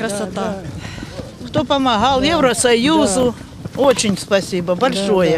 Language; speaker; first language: Russian; non-native, fluent; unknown